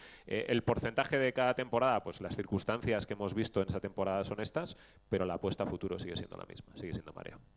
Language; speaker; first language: Spanish; native; Spanish